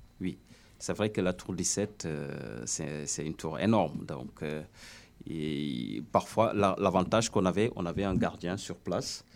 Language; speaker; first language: French; non-native, local second language; Wolof